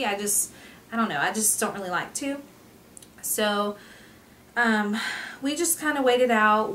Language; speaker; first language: English; native; English